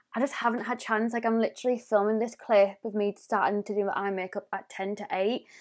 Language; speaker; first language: English; native; English